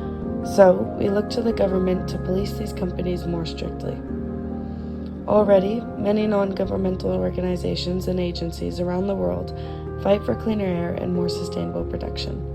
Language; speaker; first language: English; native; English